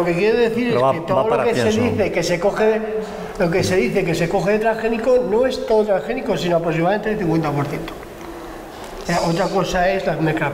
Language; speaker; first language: Spanish; native; Spanish